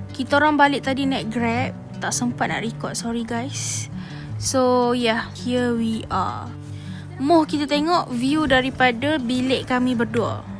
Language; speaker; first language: Malay; native; Malay